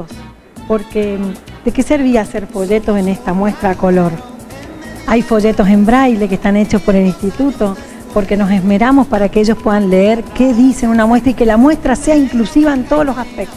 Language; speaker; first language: Spanish; native; Spanish